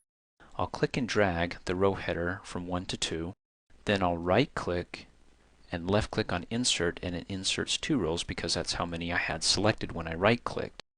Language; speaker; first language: English; native; English